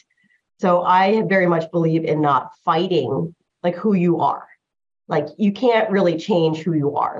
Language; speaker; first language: English; early bilingual, other home language; Chinese